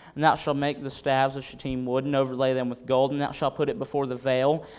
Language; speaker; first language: English; native; English